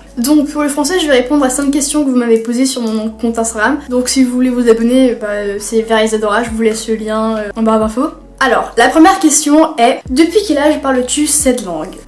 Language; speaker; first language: French; early bilingual, other home language; Spanish